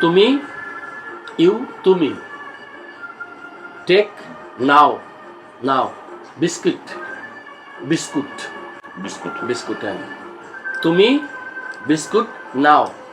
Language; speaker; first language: English; non-native, learner; Bangla